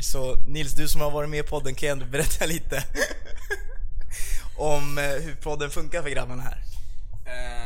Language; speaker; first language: Swedish; native; Swedish